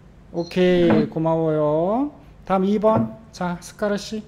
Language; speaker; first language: Korean; native; Korean